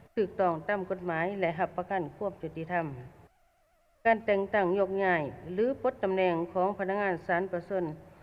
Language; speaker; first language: Lao; native; Lao